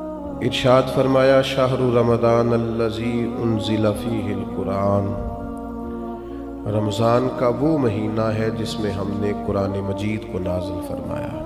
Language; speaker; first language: Urdu; native; Urdu